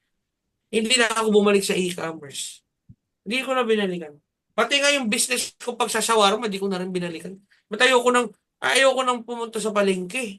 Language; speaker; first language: Filipino; native; Filipino